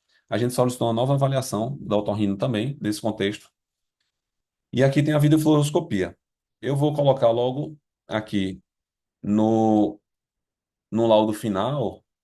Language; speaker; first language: Portuguese; native; Portuguese